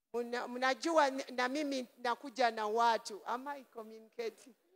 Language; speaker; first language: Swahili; non-native, learner; Ganda